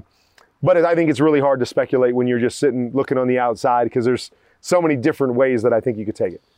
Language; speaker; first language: English; native; English